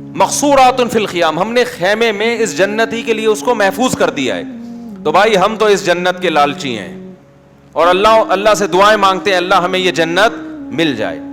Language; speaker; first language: Urdu; native; Urdu